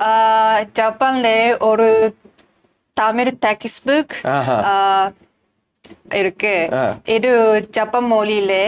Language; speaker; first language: Tamil; non-native, learner; Japanese